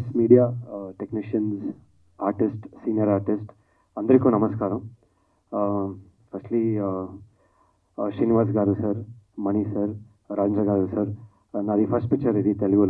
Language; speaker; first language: Telugu; non-native, learner; Kannada